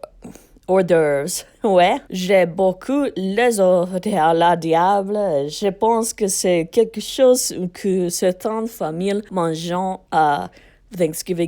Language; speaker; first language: French; non-native, learner; English